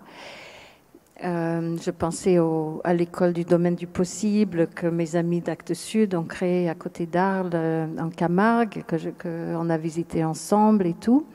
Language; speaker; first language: French; non-native, fluent; English